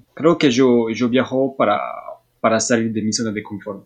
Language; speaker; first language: Spanish; non-native, learner; French